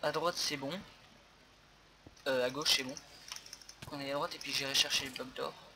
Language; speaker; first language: French; native; French